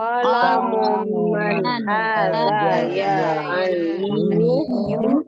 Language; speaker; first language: Arabic; non-native, learner; Indonesian